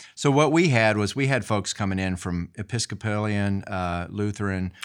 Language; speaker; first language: English; native; English